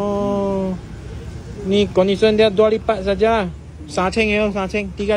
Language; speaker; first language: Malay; non-native, local second language; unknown